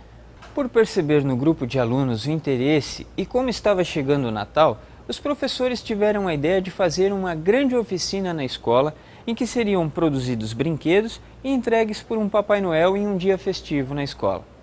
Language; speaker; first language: Portuguese; native; Portuguese